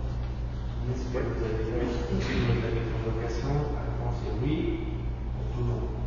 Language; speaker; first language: French; native; French